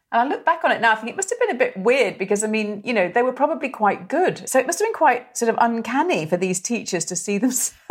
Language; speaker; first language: English; native; English